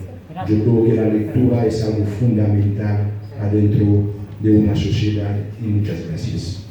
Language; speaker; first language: Spanish; non-native, fluent; Haitian Creole